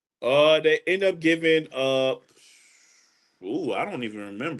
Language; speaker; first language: English; native; English